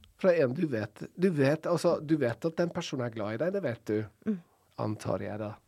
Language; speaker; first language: Norwegian; non-native, fluent; English